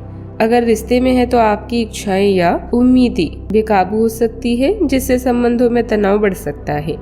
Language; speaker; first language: Hindi; native; Hindi